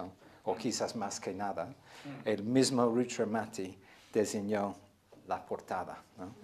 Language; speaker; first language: Spanish; non-native, fluent; English